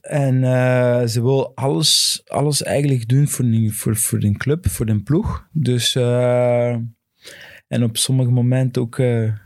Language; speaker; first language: Dutch; non-native, fluent; Portuguese